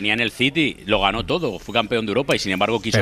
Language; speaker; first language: Spanish; native; Spanish